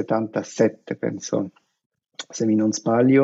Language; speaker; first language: Italian; non-native, fluent; Russian